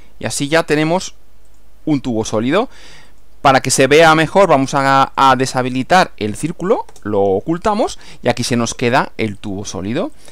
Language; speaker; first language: Spanish; native; Spanish